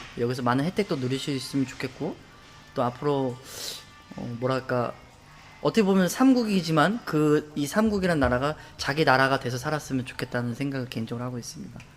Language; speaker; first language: Korean; native; Korean